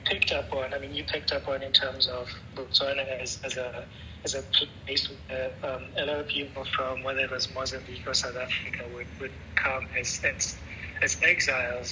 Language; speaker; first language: English; non-native, local second language; Tswana